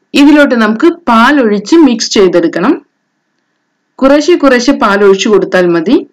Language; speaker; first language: Malayalam; native; Malayalam